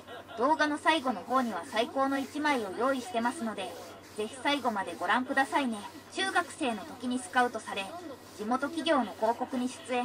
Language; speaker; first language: Japanese; native; Japanese